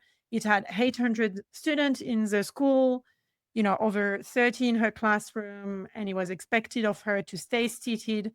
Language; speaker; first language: English; non-native, fluent; French